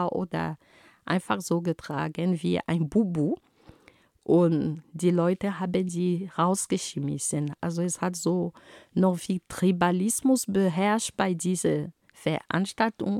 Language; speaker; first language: German; non-native, fluent; Ghomala